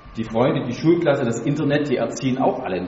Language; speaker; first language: German; native; German